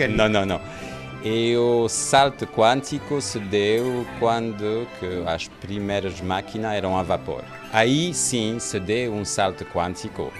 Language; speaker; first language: Portuguese; non-native, fluent; French